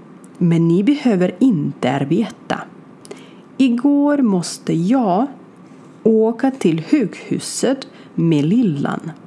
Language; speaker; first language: Swedish; non-native, learner; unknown